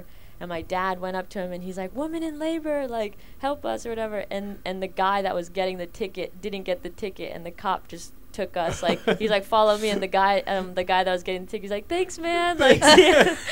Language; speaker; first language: English; early bilingual, other home language; Spanish